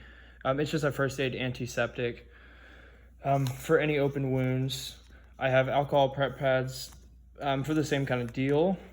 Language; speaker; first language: English; native; English